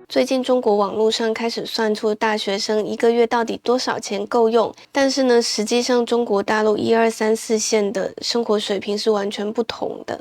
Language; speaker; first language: Chinese; native; Chinese